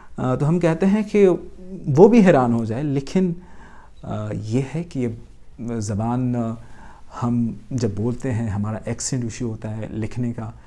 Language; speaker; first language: Urdu; non-native, local second language; Pashto